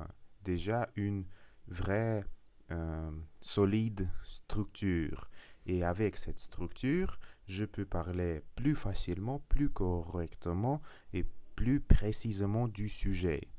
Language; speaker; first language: French; non-native, learner; Russian